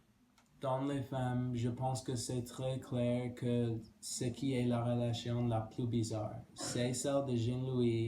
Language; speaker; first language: French; non-native, learner; English